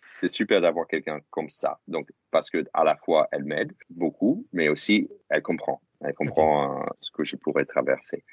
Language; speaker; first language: French; non-native, fluent; English